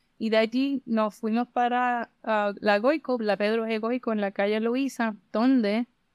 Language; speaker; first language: Spanish; early bilingual, heritage; Spanish